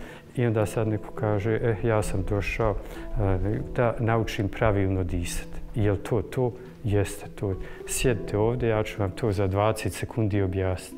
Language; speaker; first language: Bosnian; native; Bosnian